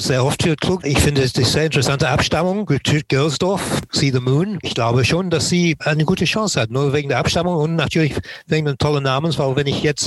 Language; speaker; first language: German; non-native, fluent; English